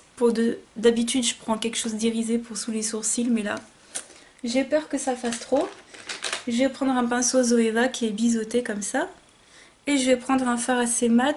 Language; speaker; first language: French; native; French